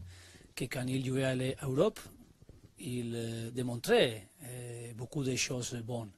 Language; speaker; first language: French; non-native, learner; Spanish